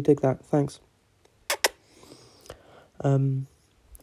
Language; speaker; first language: English; native; English